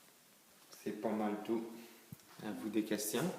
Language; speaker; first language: French; native; French